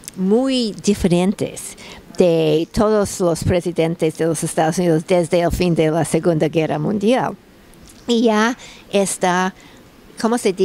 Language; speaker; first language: Spanish; non-native, fluent; English